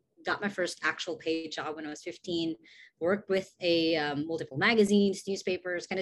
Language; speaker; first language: English; non-native, local second language; Cebuano